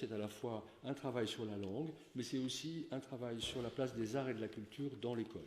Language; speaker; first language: French; native; French